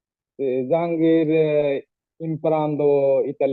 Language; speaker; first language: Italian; non-native, learner; Bangla